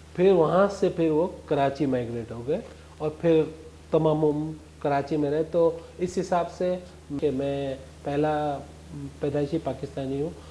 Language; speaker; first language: Urdu; non-native, local second language; Gujarati